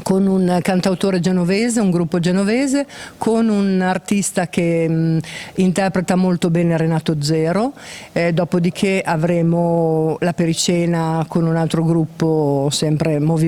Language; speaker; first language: Italian; native; Italian